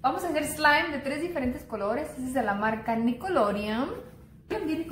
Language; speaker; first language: Spanish; native; Spanish